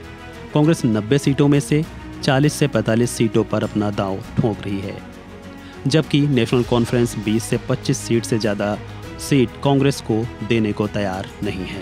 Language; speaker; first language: Hindi; native; Hindi